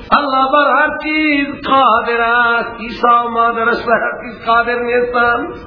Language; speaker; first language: Persian; native; Persian